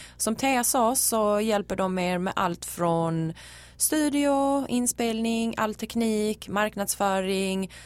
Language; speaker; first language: Swedish; native; Swedish